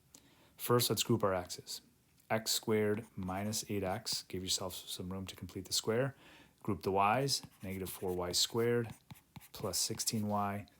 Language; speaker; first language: English; native; English